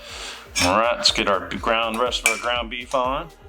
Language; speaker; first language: English; native; English